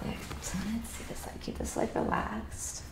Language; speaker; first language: English; native; English